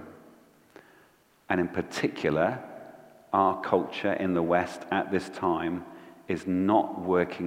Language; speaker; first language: English; native; English